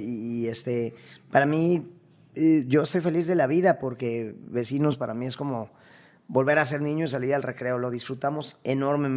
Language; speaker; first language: Spanish; native; Spanish